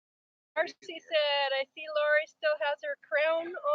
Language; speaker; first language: English; native; English